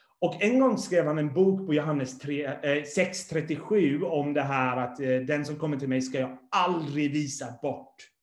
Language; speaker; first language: Swedish; non-native, fluent; English